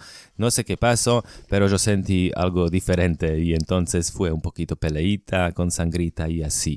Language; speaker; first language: Spanish; non-native, fluent; Slovak